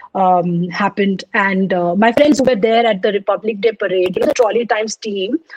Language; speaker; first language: English; non-native, local second language; Punjabi